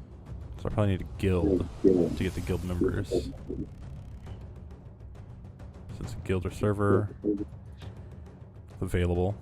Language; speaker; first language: English; native; English